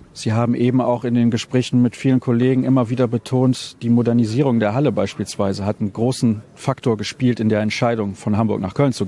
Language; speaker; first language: German; native; German